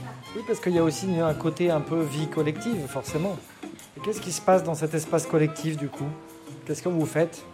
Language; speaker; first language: French; native; French